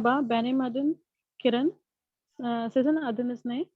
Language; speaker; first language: Turkish; non-native, learner; Urdu